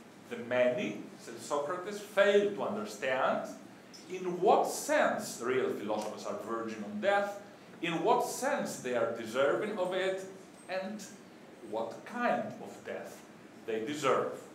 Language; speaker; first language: English; non-native, fluent; Greek